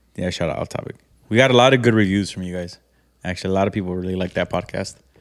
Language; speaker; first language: English; native; English